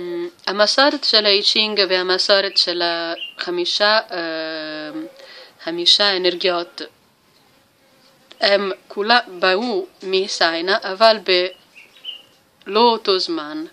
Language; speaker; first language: Hebrew; non-native, learner; Italian